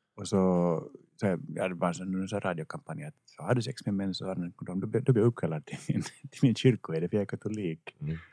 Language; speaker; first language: Swedish; native; Swedish